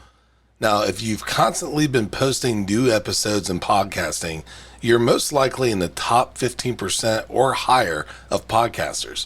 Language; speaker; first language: English; native; English